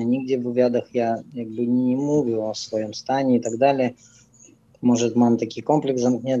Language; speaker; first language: Polish; non-native, fluent; Russian